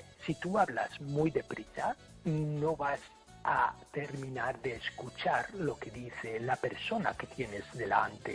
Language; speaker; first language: Spanish; non-native, fluent; English